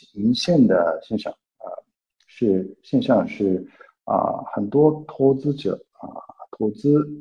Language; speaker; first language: Chinese; non-native, fluent; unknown